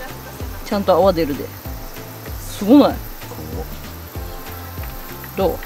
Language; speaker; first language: Japanese; native; Japanese